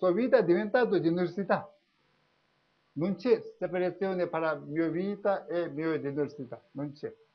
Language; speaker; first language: Italian; non-native, learner; Tibetan